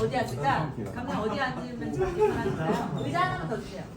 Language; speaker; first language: Korean; native; Korean